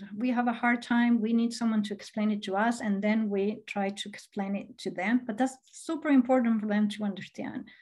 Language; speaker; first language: English; non-native, fluent; Spanish